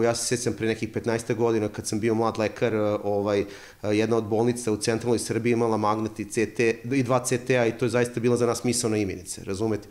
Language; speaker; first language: Serbian; native; Serbian